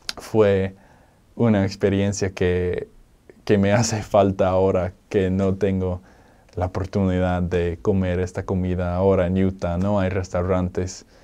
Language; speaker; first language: Spanish; non-native, fluent; English